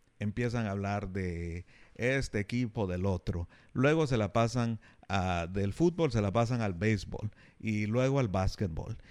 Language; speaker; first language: Spanish; native; Spanish